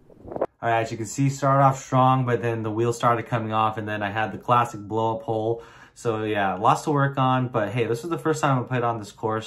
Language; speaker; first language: English; native; English